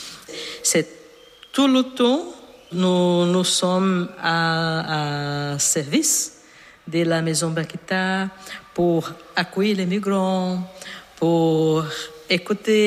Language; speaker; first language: French; non-native, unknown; Portuguese